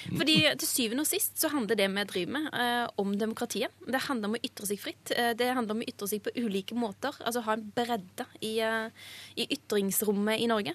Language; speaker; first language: Norwegian; early bilingual, other home language; Urdu